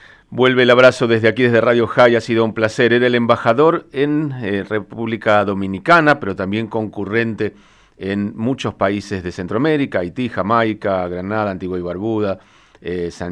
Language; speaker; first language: Spanish; native; Spanish